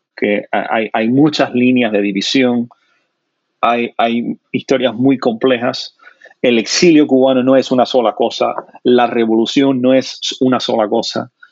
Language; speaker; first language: Spanish; non-native, fluent; English